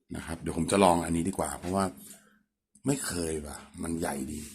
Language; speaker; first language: Thai; native; Thai